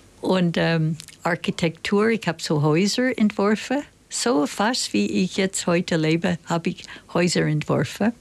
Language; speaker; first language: German; non-native, fluent; English